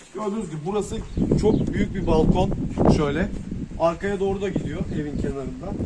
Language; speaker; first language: Turkish; native; Turkish